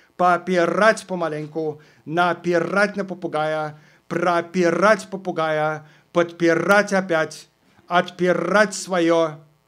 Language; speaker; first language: Russian; early bilingual, heritage; Russian